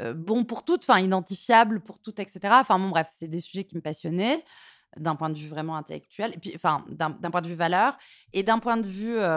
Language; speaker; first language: French; native; French